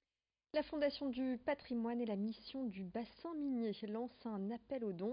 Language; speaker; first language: French; native; French